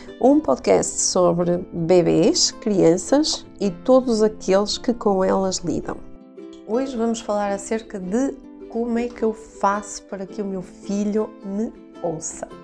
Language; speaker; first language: Portuguese; native; Portuguese